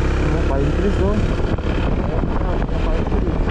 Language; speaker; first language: English; non-native, local second language; Filipino